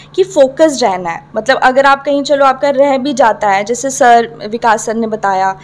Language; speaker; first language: Hindi; native; Hindi